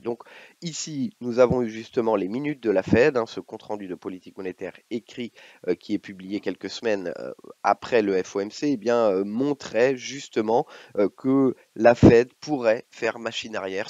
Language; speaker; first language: French; native; French